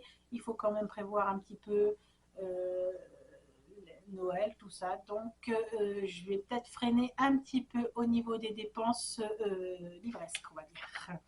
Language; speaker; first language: French; native; French